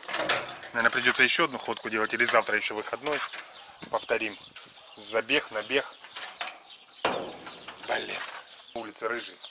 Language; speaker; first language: Russian; native; Russian